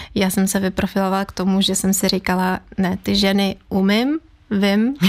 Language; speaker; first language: Czech; non-native, fluent; Ukrainian